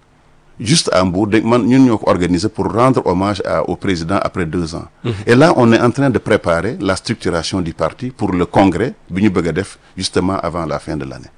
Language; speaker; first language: French; non-native, local second language; Wolof